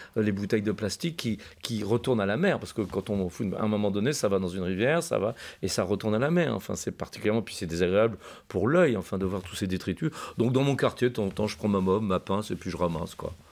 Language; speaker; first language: French; native; French